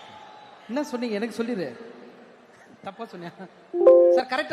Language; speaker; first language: Tamil; native; Tamil